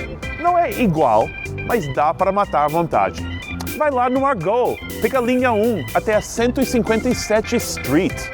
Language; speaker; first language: Portuguese; non-native, fluent; English